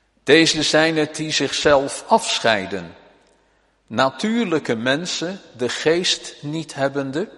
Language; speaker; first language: Dutch; native; Dutch